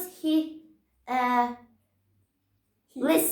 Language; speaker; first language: English; non-native, learner; Turkish